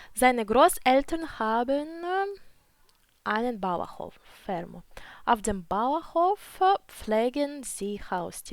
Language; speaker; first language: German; non-native, fluent; Ukrainian